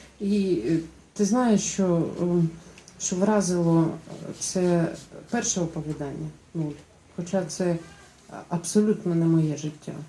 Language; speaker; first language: Ukrainian; native; Ukrainian